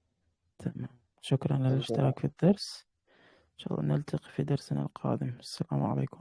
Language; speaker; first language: Arabic; non-native, fluent; Uzbek